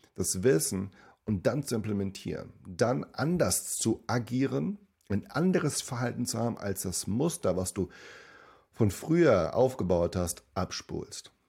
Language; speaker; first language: German; native; German